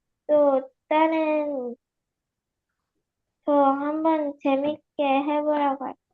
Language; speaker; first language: Korean; early bilingual, heritage; Korean